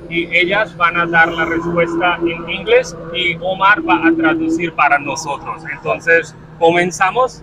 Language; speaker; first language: Spanish; non-native, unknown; Hindi